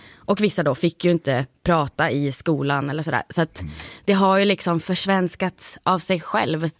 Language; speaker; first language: Swedish; native; Swedish